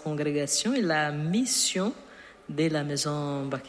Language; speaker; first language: French; non-native, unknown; Portuguese